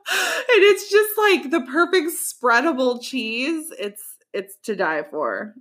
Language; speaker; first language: English; native; English